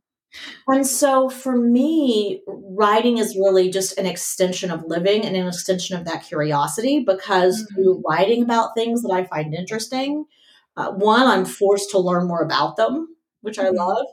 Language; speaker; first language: English; native; English